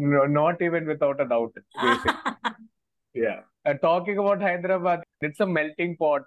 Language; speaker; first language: English; non-native, local second language; Malayalam